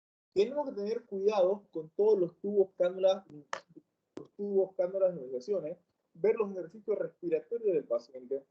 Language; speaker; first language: Spanish; native; Spanish